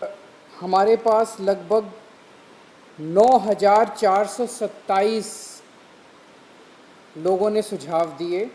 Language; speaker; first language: Hindi; native; Hindi